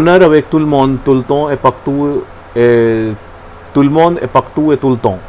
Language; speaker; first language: French; non-native, learner; Hindi